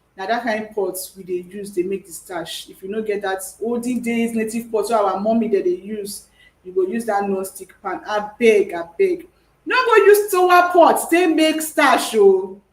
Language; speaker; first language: Nigerian Pidgin; native; Nigerian Pidgin